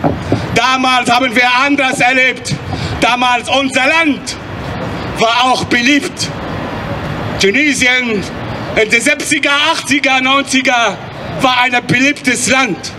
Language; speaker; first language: German; non-native, fluent; Arabic